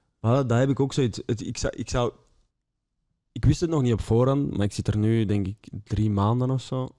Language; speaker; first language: Dutch; native; Dutch